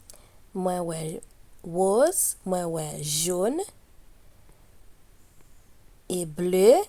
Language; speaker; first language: Haitian Creole; early bilingual, heritage; Haitian Creole